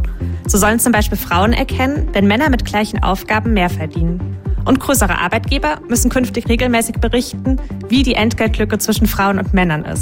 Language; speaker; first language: German; native; German